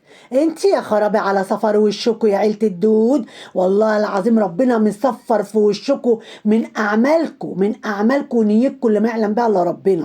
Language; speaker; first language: Arabic; native; Arabic